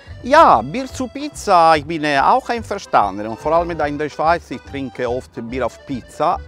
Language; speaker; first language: German; non-native, fluent; Italian